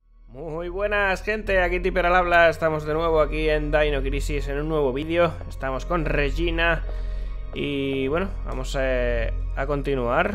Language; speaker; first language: Spanish; native; Spanish